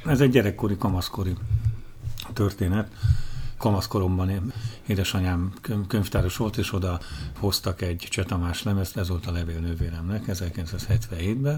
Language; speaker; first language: Hungarian; native; Hungarian